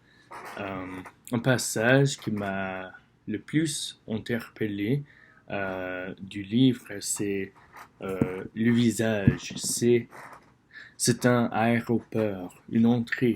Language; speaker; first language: French; non-native, learner; English